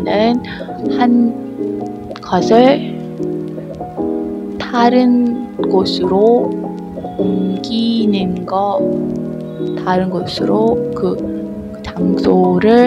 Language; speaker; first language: Korean; non-native, learner; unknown